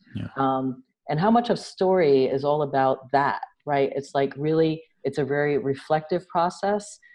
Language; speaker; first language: English; native; English